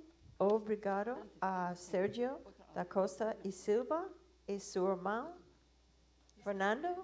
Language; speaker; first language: Portuguese; non-native, learner; English